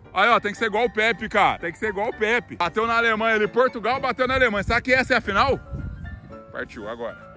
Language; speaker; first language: Portuguese; native; Portuguese